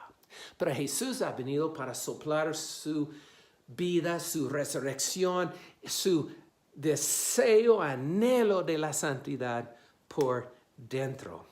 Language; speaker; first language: Spanish; non-native, fluent; English